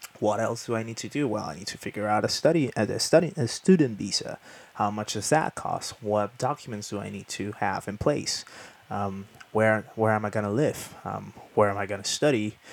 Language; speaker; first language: English; non-native, fluent; Spanish